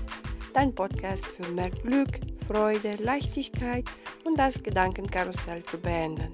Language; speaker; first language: German; non-native, fluent; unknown